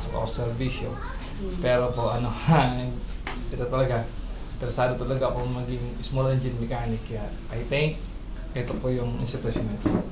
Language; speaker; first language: Filipino; non-native, local second language; Bikol